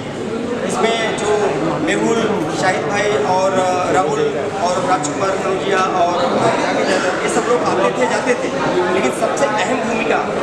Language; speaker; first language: Hindi; native; Hindi